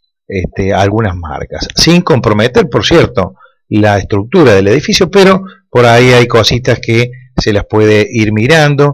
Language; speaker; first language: Spanish; native; Spanish